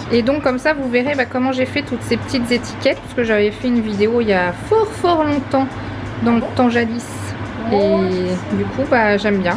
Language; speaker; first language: French; native; French